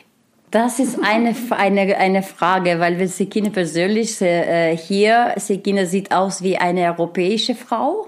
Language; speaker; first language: German; non-native, learner; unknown